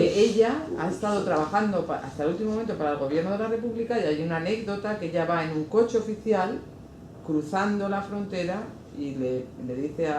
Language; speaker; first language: Spanish; native; Spanish